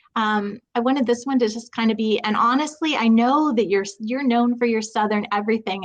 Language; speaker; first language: English; native; English